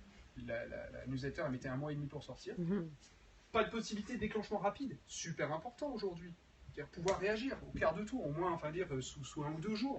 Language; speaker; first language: French; native; French